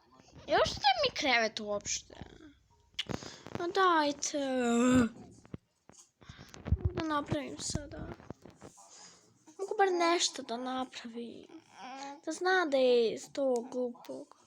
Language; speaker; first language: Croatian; early bilingual, heritage; Croatian